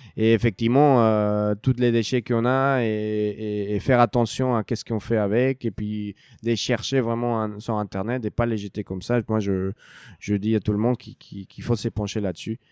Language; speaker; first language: French; non-native, fluent; Spanish